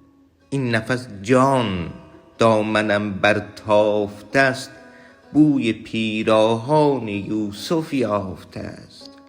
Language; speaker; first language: Persian; native; Persian